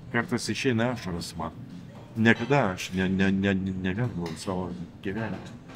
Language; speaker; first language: Lithuanian; non-native, local second language; Russian